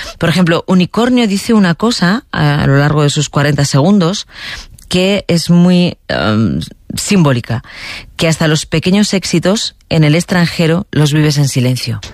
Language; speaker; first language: Spanish; native; Spanish